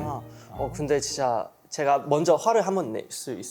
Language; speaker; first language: Korean; non-native, fluent; Chinese